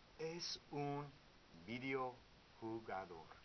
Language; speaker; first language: Spanish; non-native, learner; English